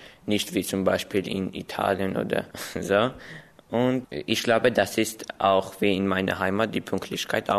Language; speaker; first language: German; non-native, learner; Armenian